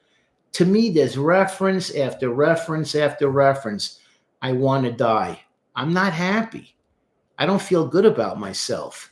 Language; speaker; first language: English; native; English